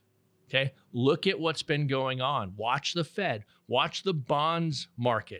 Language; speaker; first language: English; native; English